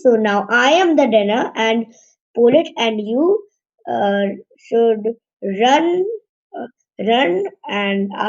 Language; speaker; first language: English; non-native, learner; Hindi